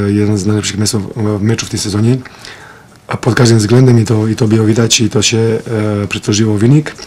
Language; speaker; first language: Polish; non-native, fluent; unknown